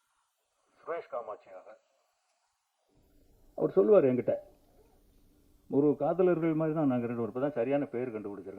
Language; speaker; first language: Tamil; native; Tamil